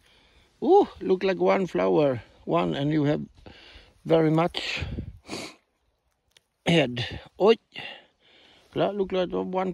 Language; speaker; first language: English; non-native, learner; Swedish